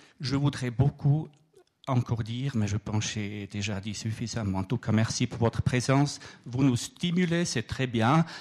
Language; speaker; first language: French; native; French